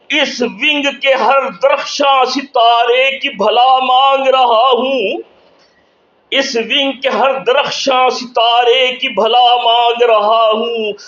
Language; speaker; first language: Urdu; native; Urdu